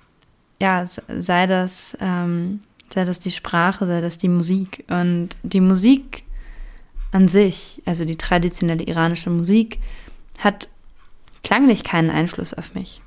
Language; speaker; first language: German; native; German